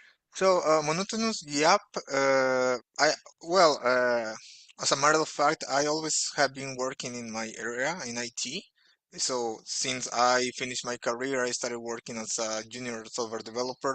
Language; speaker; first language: English; non-native, fluent; Portuguese